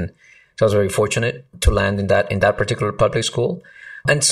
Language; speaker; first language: English; early bilingual, other home language; Spanish